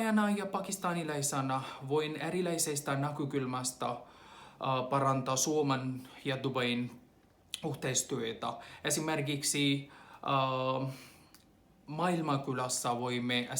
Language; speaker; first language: Finnish; non-native, fluent; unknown